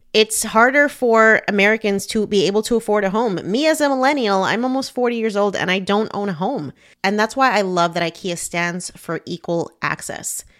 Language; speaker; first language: English; native; English